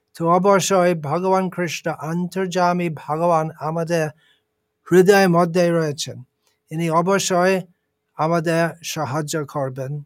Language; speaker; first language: Bangla; non-native, fluent; English